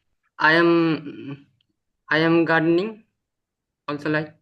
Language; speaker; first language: English; non-native, learner; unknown